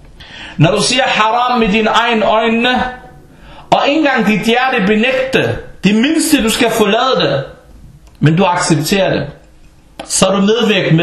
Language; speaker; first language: Danish; non-native, fluent; Arabic